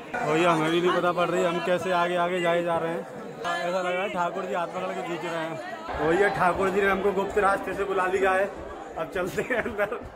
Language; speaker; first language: Hindi; native; Hindi